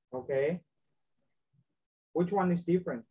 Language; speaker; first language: English; non-native, fluent; Vietnamese